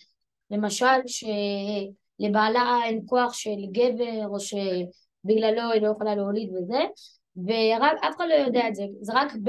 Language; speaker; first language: Hebrew; early bilingual, other home language; French